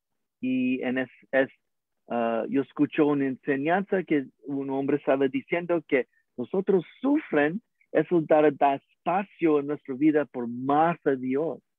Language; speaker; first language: Spanish; non-native, learner; English